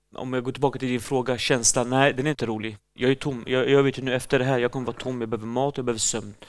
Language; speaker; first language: Swedish; early bilingual, other home language; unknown